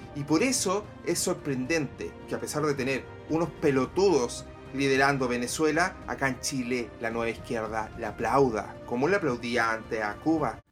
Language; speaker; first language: Spanish; native; Spanish